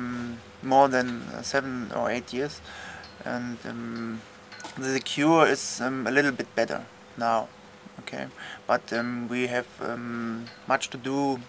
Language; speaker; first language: English; non-native, learner; German